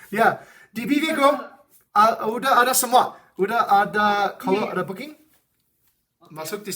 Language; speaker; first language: Indonesian; non-native, fluent; English